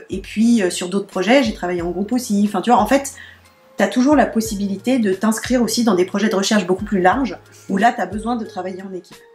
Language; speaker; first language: French; native; French